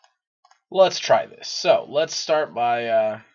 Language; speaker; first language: English; native; English